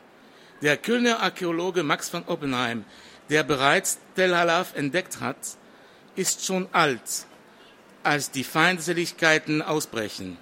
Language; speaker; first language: German; non-native, fluent; French